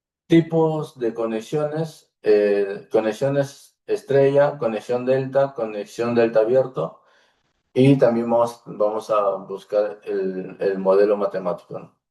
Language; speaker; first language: Spanish; native; Spanish